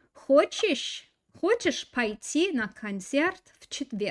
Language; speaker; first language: Russian; non-native, fluent; English